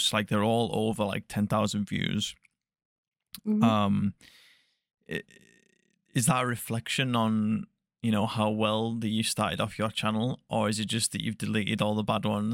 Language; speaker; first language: English; native; English